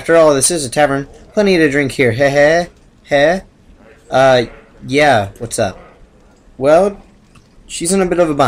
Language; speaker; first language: English; native; English